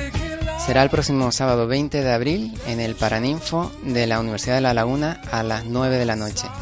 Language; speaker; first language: Spanish; native; Spanish